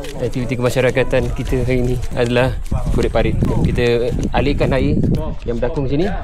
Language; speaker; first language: Malay; native; Malay